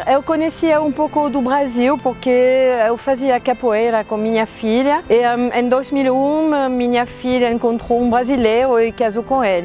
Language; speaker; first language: Portuguese; non-native, fluent; French